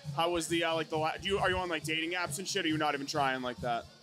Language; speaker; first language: English; native; English